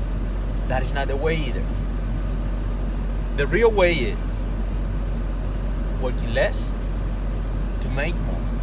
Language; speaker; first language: English; non-native, fluent; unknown